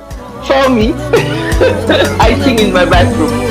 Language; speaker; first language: English; non-native, learner; French